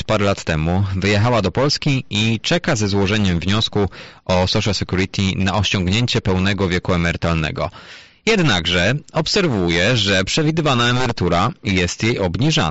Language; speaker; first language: Polish; native; Polish